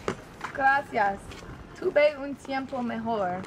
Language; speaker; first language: Spanish; non-native, learner; English